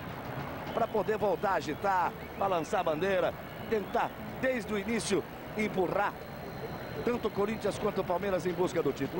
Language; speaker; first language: Portuguese; native; Portuguese